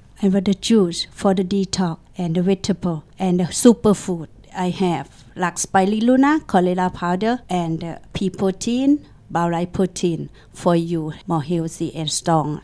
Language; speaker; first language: English; non-native, learner; Thai